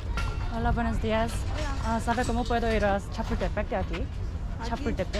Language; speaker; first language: Spanish; non-native, learner; Korean